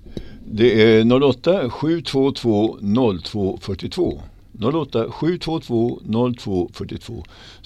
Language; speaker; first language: Swedish; native; Swedish